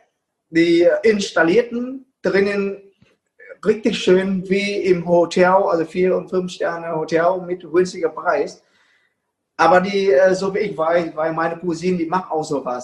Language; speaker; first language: German; non-native, fluent; Vietnamese